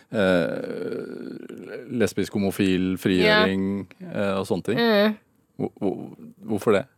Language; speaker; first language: Norwegian; native; Norwegian